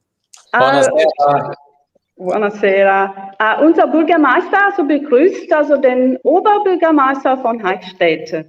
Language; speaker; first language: German; non-native, fluent; Italian